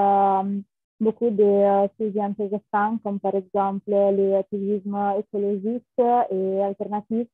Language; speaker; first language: French; non-native, learner; Italian